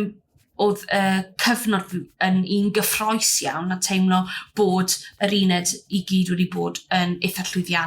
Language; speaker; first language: Welsh; native; Welsh